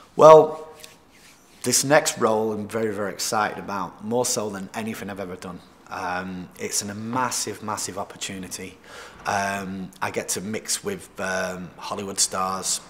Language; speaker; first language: English; native; English